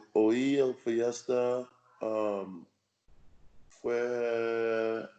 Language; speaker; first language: Spanish; non-native, learner; English